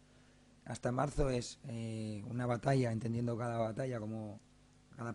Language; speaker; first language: Spanish; native; Spanish